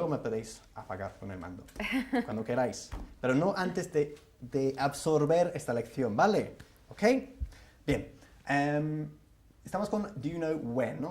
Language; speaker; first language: Spanish; non-native, fluent; English